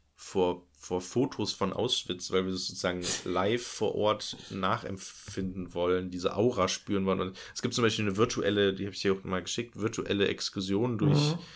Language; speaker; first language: German; native; German